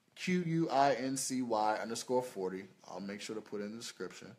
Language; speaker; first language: English; native; English